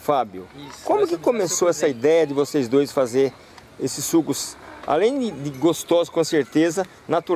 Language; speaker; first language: Portuguese; native; Portuguese